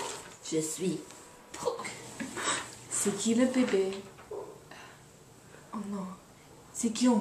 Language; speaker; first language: French; non-native, learner; English